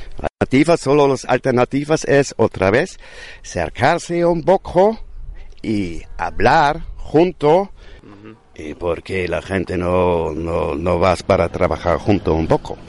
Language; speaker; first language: Spanish; non-native, learner; German